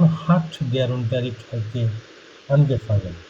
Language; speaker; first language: German; non-native, fluent; Bangla